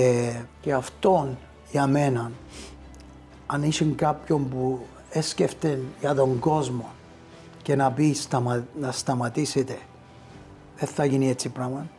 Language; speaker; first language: Greek; early bilingual, heritage; Greek